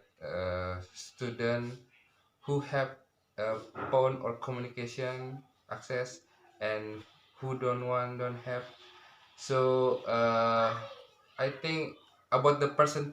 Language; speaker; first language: English; non-native, learner; Indonesian